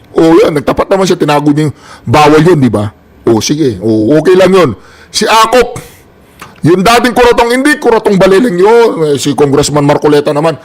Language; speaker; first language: Filipino; native; Filipino